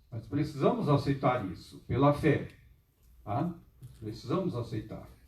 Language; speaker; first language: Portuguese; native; Portuguese